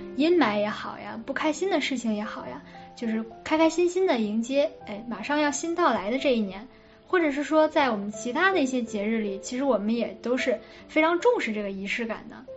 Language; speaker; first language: Chinese; native; Chinese